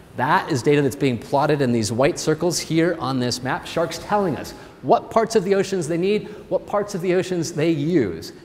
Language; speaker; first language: English; native; English